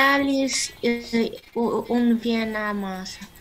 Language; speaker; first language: Latvian; non-native, learner; Japanese